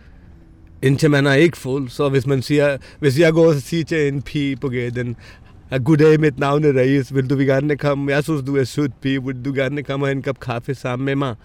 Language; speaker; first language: Danish; non-native, fluent; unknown